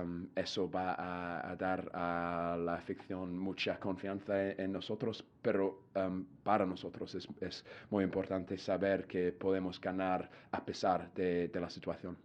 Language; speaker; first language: Spanish; non-native, fluent; English